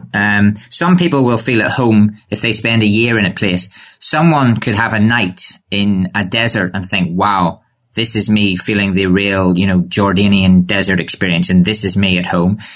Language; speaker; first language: English; native; English